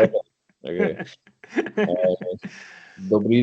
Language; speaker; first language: Czech; non-native, learner; English